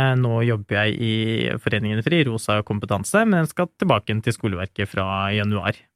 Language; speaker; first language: Norwegian; early bilingual, other home language; Urdu